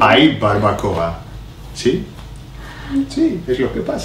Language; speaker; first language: Spanish; non-native, learner; English